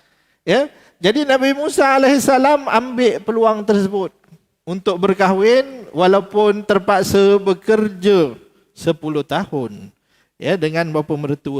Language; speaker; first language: Malay; native; Malay